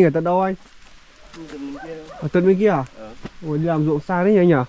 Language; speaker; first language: Vietnamese; native; Vietnamese